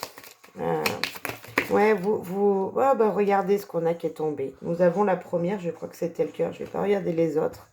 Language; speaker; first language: French; native; French